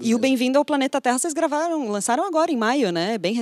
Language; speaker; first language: Portuguese; native; Portuguese